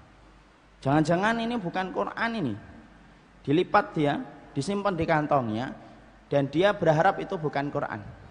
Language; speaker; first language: Indonesian; native; Indonesian